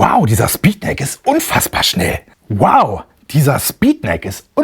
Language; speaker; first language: German; native; German